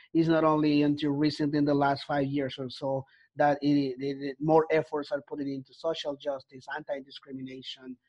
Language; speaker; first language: English; non-native, fluent; Spanish